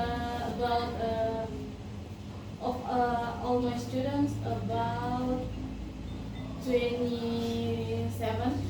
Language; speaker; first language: English; non-native, learner; Indonesian